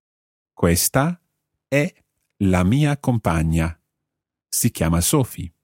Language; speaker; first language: Italian; non-native, fluent; English